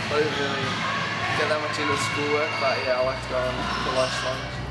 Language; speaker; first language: English; native; English